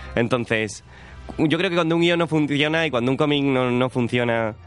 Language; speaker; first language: Spanish; native; Spanish